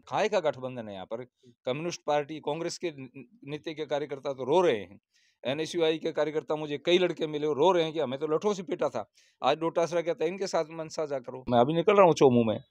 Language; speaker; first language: Hindi; native; Hindi